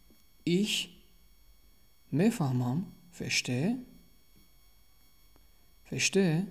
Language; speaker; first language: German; non-native, learner; Tajik